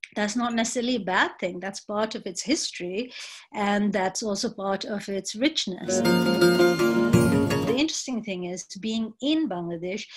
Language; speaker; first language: English; non-native, local second language; Bangla